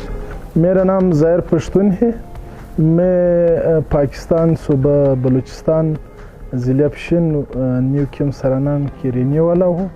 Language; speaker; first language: Hindi; non-native, local second language; Pashto